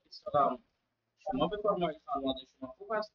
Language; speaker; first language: Persian; non-native, fluent; Urdu